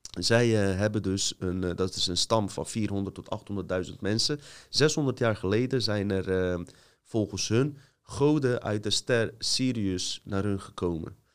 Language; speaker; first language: Dutch; native; Dutch